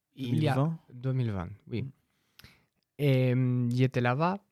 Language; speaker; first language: French; non-native, learner; Spanish